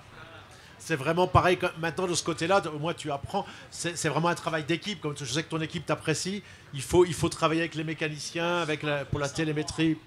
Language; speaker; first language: French; native; French